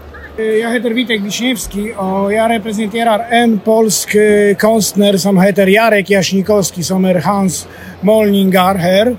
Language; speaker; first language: Swedish; non-native, learner; Polish